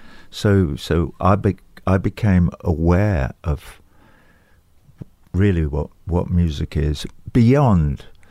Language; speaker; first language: English; native; English